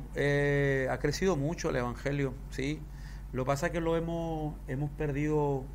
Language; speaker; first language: Spanish; native; Spanish